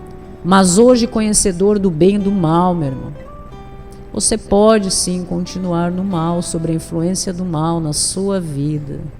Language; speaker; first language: Portuguese; native; Portuguese